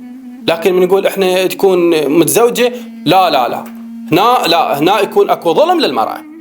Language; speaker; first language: Arabic; native; Arabic